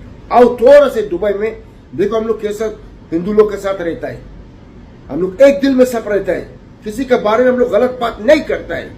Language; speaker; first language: Hindi; non-native, learner; Arabic